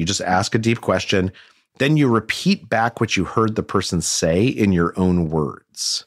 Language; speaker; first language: English; native; English